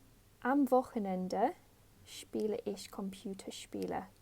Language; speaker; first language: German; non-native, fluent; English